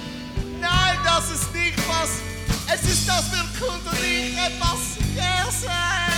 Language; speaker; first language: German; non-native, learner; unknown